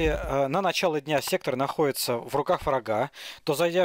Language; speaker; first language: Russian; native; Russian